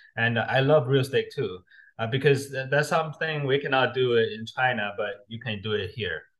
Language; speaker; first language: English; non-native, fluent; Chinese